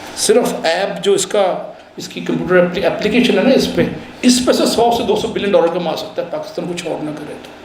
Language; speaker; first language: Urdu; native; Urdu